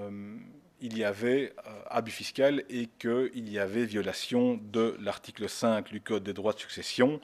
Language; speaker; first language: French; native; French